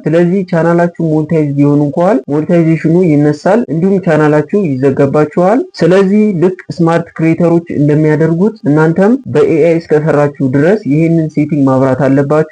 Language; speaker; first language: Amharic; native; Amharic